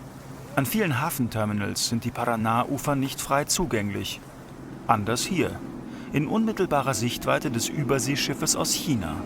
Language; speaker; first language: German; native; German